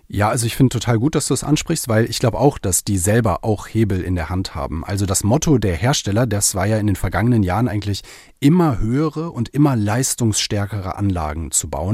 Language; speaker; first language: German; native; German